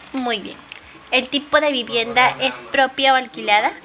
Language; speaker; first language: Spanish; native; Spanish